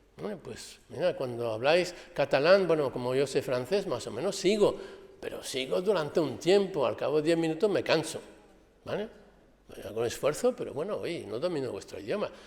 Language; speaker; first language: Spanish; non-native, fluent; French